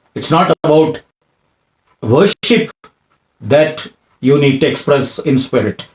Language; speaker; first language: English; non-native, local second language; Tamil